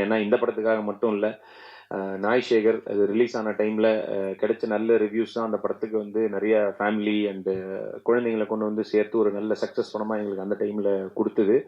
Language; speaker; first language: Tamil; native; Tamil